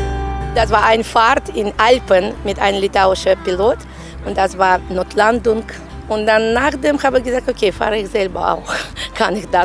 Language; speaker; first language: German; non-native, learner; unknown